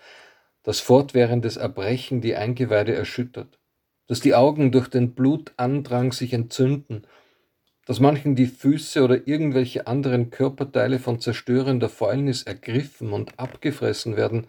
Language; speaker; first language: German; native; German